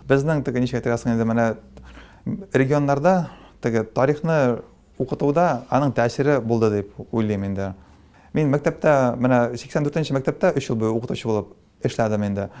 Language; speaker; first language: Tatar; non-native, local second language; Russian